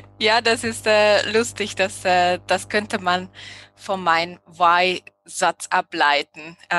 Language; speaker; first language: German; non-native, fluent; Hungarian